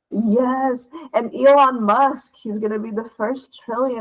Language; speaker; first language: English; non-native, fluent; Portuguese